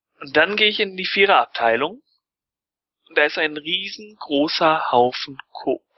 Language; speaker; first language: German; early bilingual, other home language; Polish